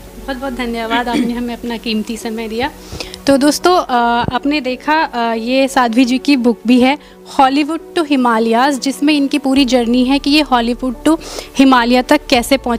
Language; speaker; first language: Hindi; native; Hindi